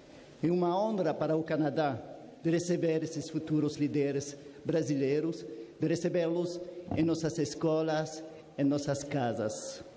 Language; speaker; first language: Portuguese; non-native, fluent; French